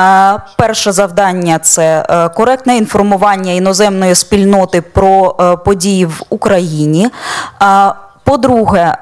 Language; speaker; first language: Ukrainian; native; Ukrainian